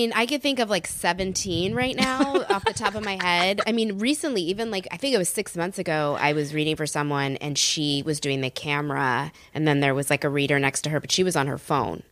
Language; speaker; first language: English; native; English